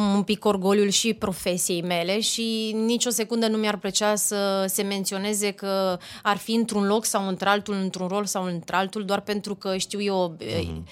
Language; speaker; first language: Romanian; native; Romanian